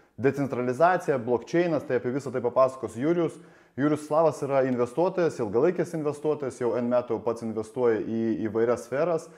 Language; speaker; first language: Lithuanian; non-native, local second language; Russian